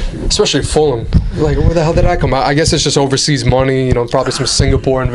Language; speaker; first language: English; native; English